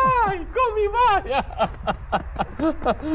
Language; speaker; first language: Italian; non-native, learner; Arabic